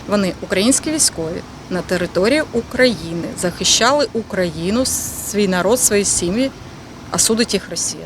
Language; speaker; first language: Ukrainian; non-native, local second language; Russian